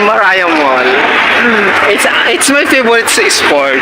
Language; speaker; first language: English; non-native, local second language; Filipino